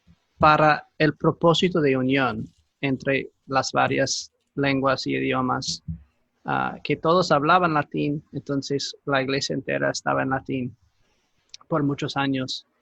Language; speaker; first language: Spanish; non-native, fluent; English